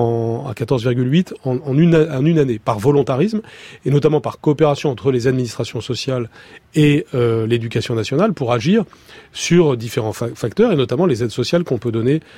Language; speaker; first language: French; native; French